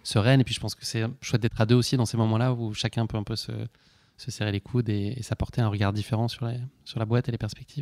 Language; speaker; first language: French; native; French